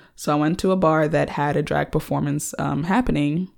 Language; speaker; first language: English; early bilingual, other home language; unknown